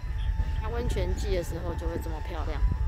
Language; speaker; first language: Chinese; native; Chinese